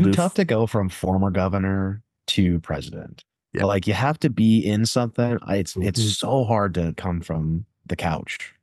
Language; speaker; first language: English; native; English